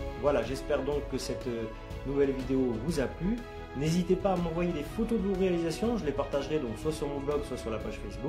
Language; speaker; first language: French; native; French